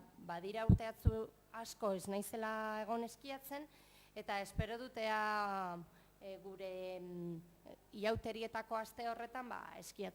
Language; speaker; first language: Basque; non-native, local second language; Spanish